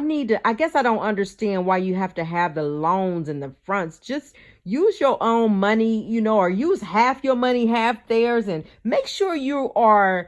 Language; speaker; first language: English; native; English